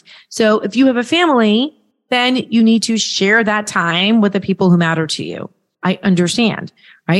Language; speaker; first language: English; native; English